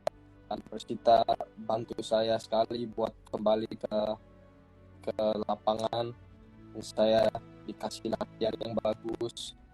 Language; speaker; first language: Indonesian; early bilingual, heritage; English